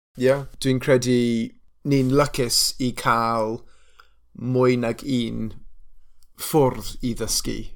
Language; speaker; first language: Welsh; non-native, local second language; English